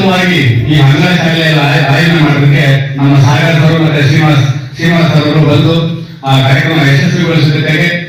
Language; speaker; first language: Kannada; non-native, local second language; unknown